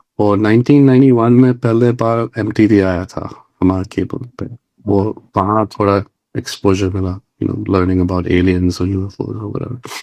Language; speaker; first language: Hindi; non-native, local second language; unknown